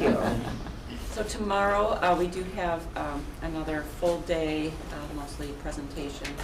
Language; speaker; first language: English; native; English